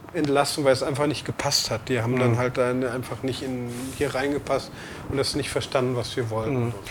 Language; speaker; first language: German; native; German